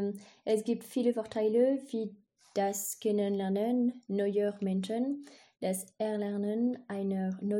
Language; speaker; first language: German; non-native, learner; French